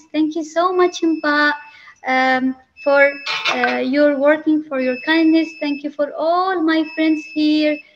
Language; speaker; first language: English; non-native, fluent; Arabic